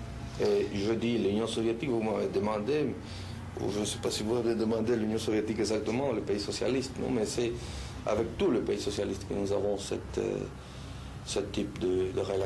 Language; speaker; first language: French; non-native, fluent; Spanish